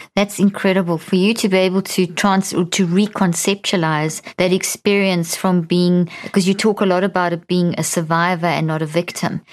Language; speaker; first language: English; native; English